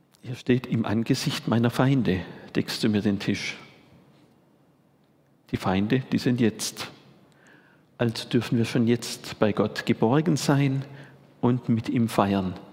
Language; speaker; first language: German; native; German